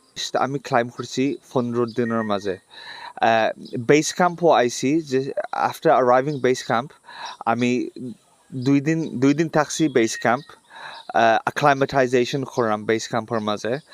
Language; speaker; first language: Bangla; early bilingual, other home language; Sylheti